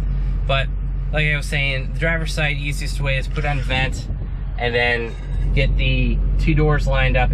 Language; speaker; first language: English; native; English